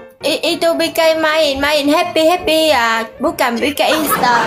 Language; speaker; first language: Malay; non-native, learner; Vietnamese